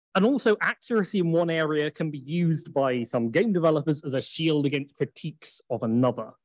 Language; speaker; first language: English; native; English